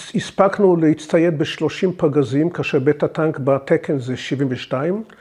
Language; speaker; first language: Hebrew; early bilingual, other home language; English